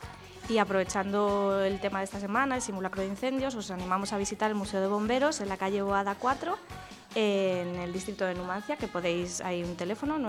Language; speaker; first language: Spanish; native; Spanish